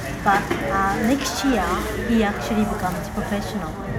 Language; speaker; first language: English; non-native, fluent; Japanese